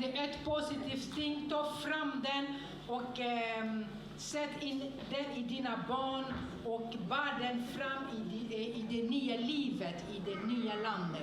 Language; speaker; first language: Swedish; non-native, fluent; French